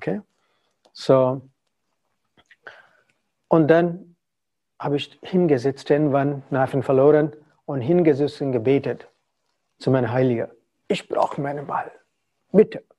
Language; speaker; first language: German; non-native, fluent; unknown